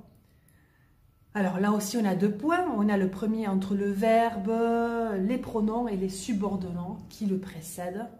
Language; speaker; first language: French; native; French